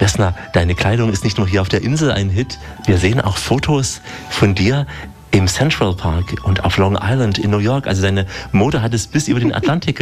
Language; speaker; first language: German; native; German